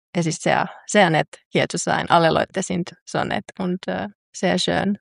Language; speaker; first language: German; non-native, learner; Finnish